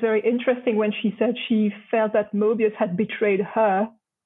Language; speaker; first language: English; non-native, fluent; French